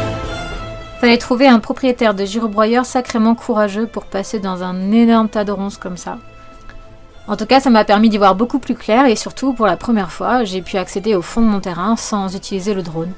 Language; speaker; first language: French; native; French